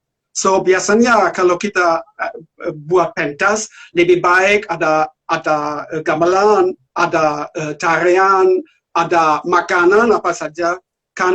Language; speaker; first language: Indonesian; non-native, learner; German